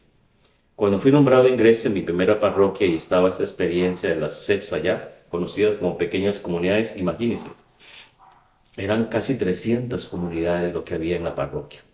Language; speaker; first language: Spanish; native; Spanish